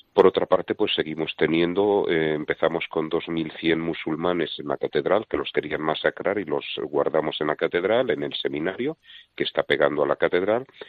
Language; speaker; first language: Spanish; native; Spanish